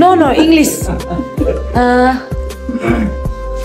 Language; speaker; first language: English; non-native, learner; Nepali